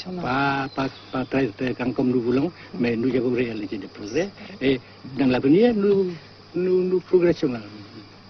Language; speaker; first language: French; non-native, fluent; Vietnamese